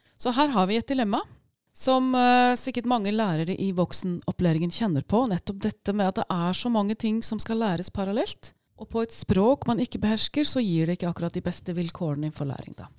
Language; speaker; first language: Norwegian; native; Norwegian